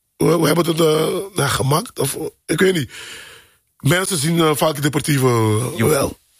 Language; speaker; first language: Dutch; non-native, local second language; Papiamento